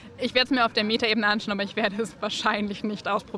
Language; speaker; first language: German; native; German